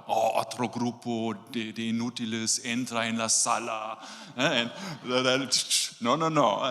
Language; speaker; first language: Spanish; non-native, learner; German